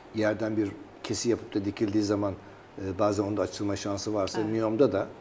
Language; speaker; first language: Turkish; native; Turkish